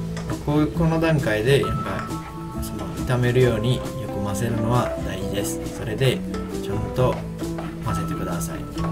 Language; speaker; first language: Japanese; non-native, learner; Sinhala